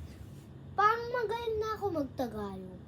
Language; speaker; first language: Filipino; non-native, local second language; English